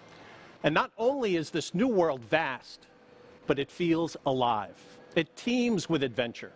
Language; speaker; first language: English; native; English